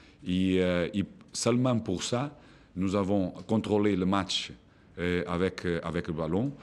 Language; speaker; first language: French; non-native, fluent; Portuguese